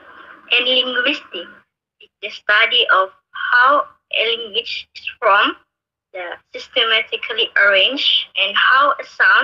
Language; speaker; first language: English; non-native, learner; Indonesian